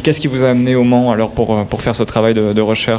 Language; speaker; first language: French; native; French